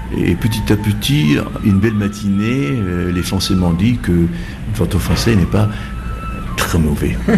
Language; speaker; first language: French; non-native, fluent; Bangla